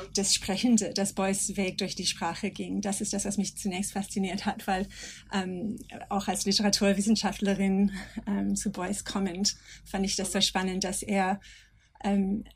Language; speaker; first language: German; non-native, fluent; English